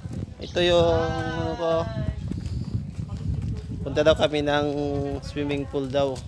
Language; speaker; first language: Filipino; non-native, local second language; Waray